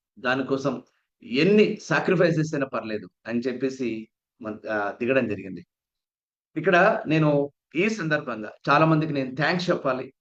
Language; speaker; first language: Telugu; native; Telugu